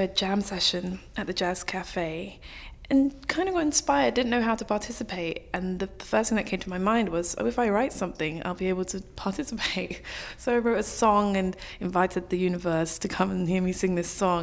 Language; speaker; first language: English; native; English